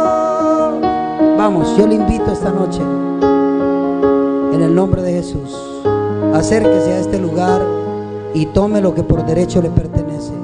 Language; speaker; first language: Spanish; native; Spanish